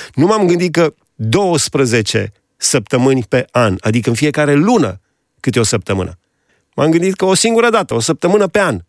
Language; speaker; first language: Romanian; native; Romanian